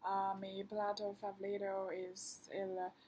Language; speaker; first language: Spanish; non-native, learner; Chinese